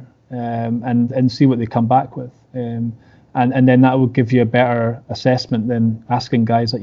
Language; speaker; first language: English; native; English